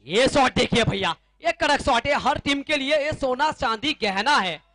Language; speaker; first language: Hindi; non-native, local second language; Bangla